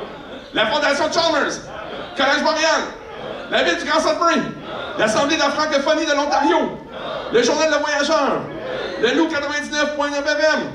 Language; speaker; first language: French; native; French